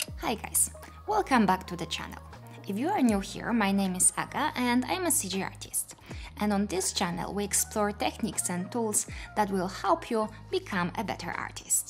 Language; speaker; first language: English; non-native, fluent; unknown